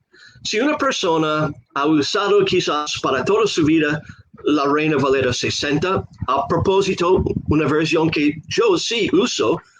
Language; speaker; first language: Spanish; non-native, fluent; English